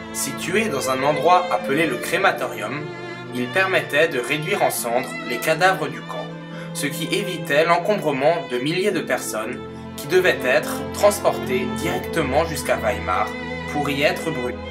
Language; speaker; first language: French; native; French